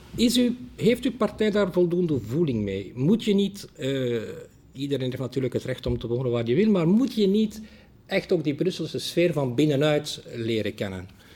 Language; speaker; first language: Dutch; native; Dutch